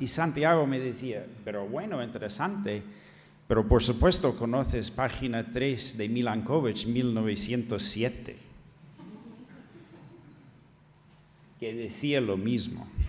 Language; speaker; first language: Spanish; non-native, fluent; English